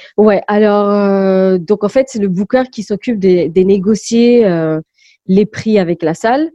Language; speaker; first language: French; early bilingual, other home language; English